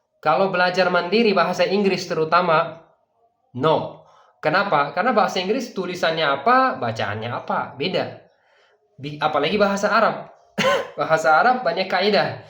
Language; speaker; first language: Indonesian; non-native, fluent; Persian